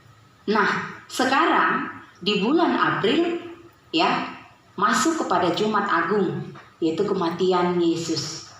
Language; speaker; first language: Indonesian; native; Indonesian